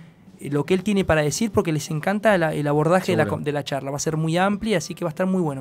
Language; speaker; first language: Spanish; native; Spanish